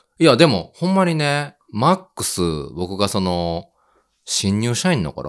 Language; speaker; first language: Japanese; native; Japanese